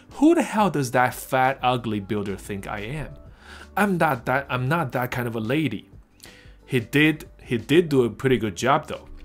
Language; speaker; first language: English; non-native, fluent; Chinese